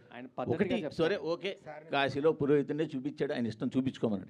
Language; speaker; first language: Telugu; native; Telugu